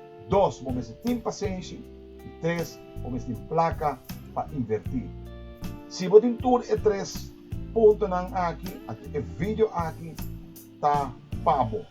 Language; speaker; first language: Portuguese; non-native, learner; Papiamento